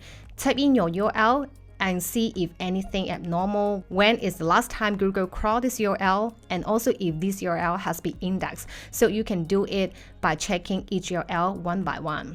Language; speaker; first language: English; non-native, fluent; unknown